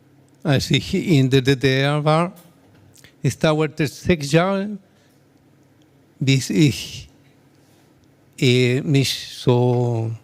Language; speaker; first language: German; non-native, learner; Spanish